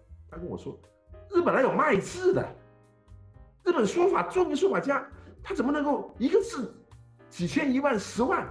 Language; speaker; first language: Chinese; non-native, local second language; Cantonese